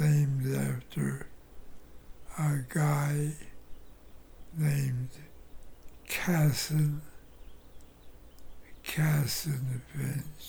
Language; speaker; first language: English; native; English